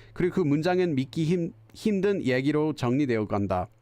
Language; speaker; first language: Korean; non-native, fluent; English